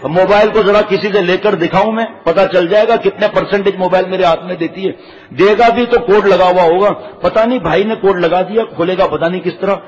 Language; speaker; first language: Urdu; native; Urdu